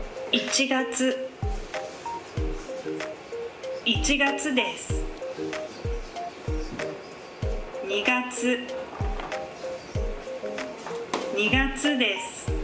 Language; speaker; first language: Japanese; non-native, learner; Indonesian